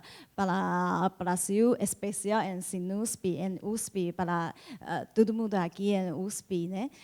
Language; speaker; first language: Portuguese; non-native, learner; Chinese